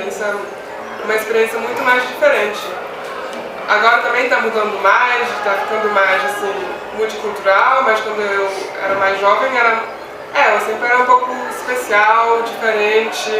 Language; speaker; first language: Portuguese; non-native, fluent; Swiss German